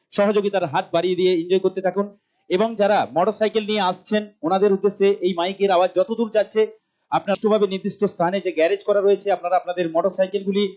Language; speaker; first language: Bangla; non-native, local second language; Santali